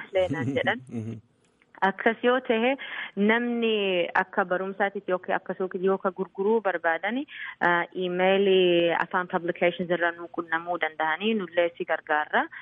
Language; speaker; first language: Oromo; early bilingual, heritage; Oromo